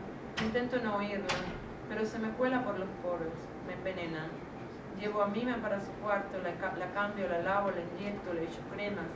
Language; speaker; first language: Spanish; native; Spanish